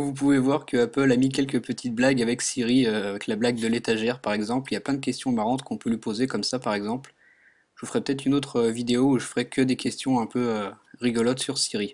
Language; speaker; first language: French; native; French